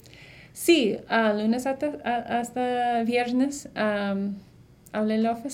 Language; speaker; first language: Spanish; non-native, fluent; English